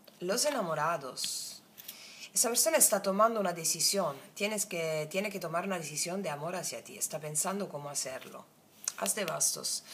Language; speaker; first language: Spanish; non-native, fluent; Italian